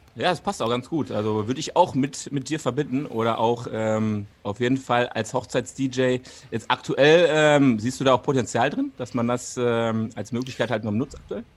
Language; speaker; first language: German; native; German